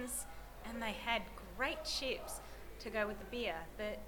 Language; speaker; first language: English; native; English